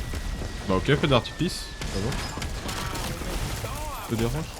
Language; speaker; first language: French; native; French